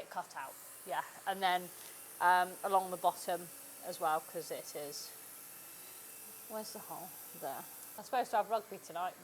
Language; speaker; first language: English; native; English